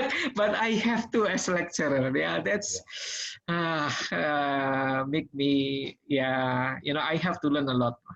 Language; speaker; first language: English; non-native, learner; Indonesian